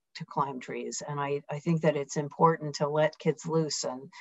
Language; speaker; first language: English; native; English